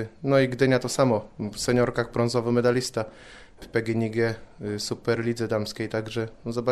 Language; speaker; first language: Polish; native; Polish